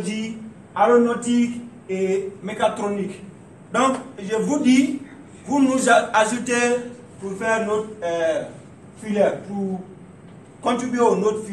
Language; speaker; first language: French; non-native, learner; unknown